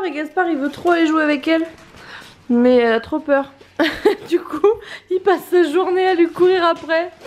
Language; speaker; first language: French; native; French